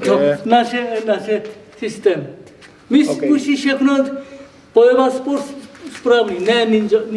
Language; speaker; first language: Czech; non-native, learner; Korean